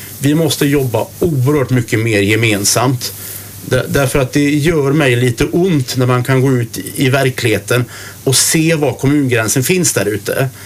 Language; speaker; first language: Swedish; native; Swedish